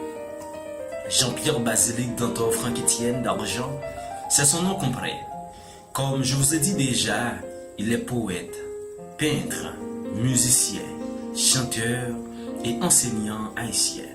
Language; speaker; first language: French; non-native, local second language; Haitian Creole